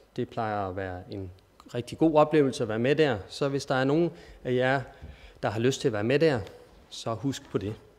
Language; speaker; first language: Danish; native; Danish